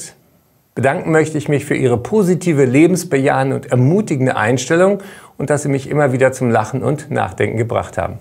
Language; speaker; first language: German; native; German